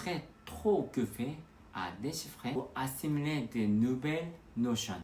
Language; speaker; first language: French; non-native, fluent; Korean